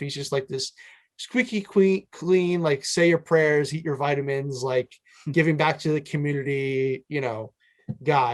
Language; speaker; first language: English; native; English